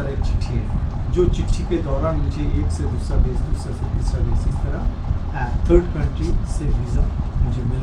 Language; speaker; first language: Hindi; non-native, local second language; Bangla